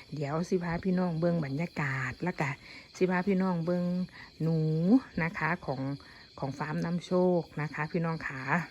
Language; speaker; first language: Thai; native; Thai